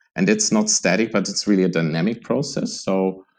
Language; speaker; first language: English; non-native, fluent; German